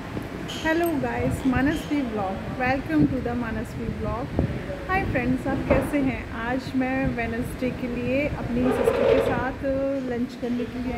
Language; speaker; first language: Hindi; native; Hindi